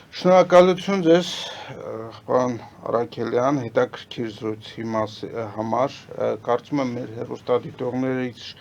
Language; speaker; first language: Armenian; native; Armenian